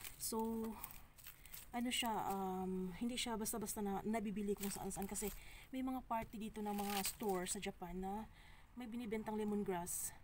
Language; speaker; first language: Filipino; non-native, local second language; Cebuano